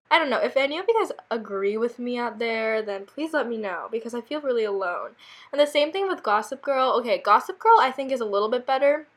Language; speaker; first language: English; early bilingual, other home language; Korean